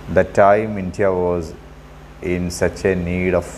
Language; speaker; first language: English; non-native, local second language; Malayalam